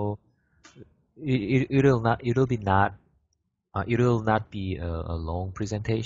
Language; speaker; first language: English; non-native, learner; Korean